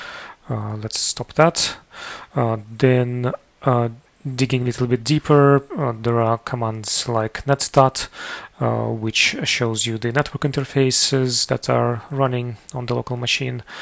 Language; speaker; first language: English; non-native, fluent; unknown